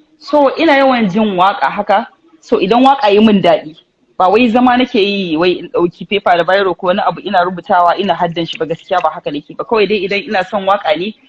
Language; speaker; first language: Hausa; non-native, local second language; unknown